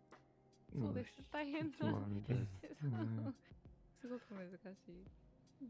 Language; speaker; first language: Japanese; non-native, fluent; English